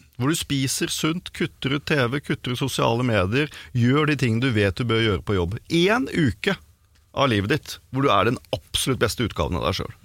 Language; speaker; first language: Norwegian; native; Norwegian